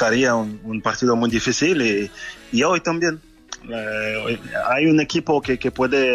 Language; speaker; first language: Spanish; non-native, fluent; French